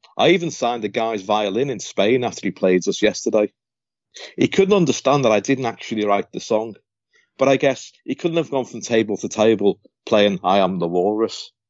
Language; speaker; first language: English; native; English